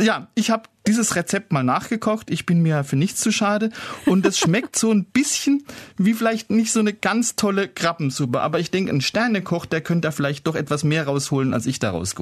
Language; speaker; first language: German; native; German